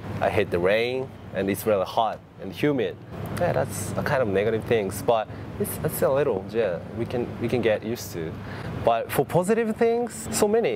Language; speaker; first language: English; non-native, fluent; Japanese